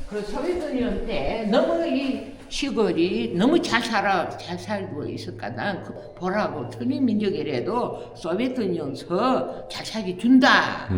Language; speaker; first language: Korean; early bilingual, heritage; Korean